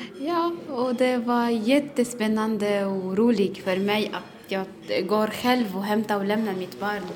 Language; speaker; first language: Swedish; non-native, learner; Arabic